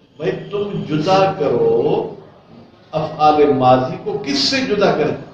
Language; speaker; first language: Urdu; non-native, local second language; Sindhi